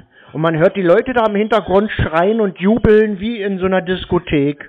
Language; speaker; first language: German; native; German